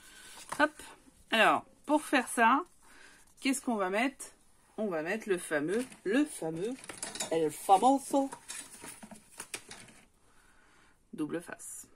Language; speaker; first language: French; native; French